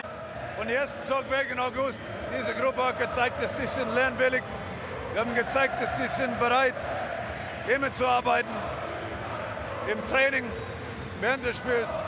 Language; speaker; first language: German; non-native, fluent; English